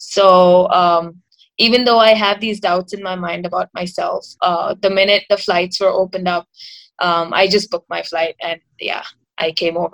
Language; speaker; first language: English; non-native, local second language; Marathi